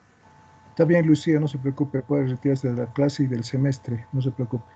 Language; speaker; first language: Spanish; native; Spanish